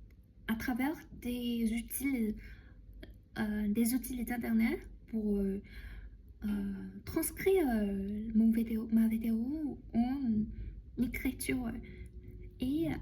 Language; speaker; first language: French; non-native, learner; Chinese